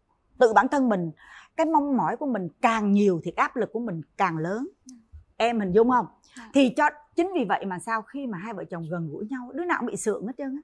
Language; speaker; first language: Vietnamese; native; Vietnamese